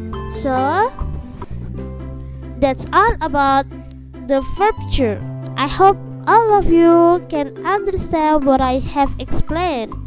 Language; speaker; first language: English; non-native, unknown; Indonesian